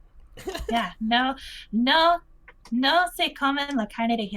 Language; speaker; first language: Spanish; non-native, learner; English